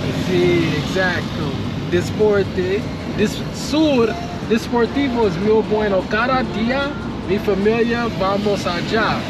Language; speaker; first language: Spanish; non-native, learner; English